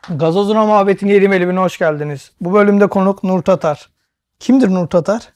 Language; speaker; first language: Turkish; native; Turkish